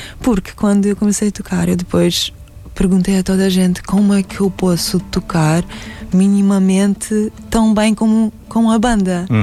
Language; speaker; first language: Portuguese; non-native, fluent; Russian